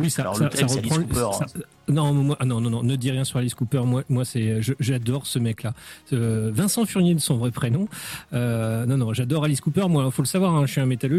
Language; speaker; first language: French; native; French